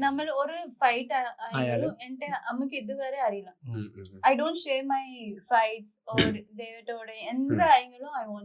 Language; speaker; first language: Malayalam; non-native, learner; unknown